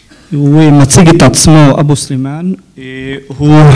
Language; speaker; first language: Hebrew; non-native, local second language; Arabic